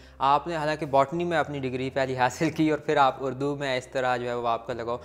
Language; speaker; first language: Urdu; native; Urdu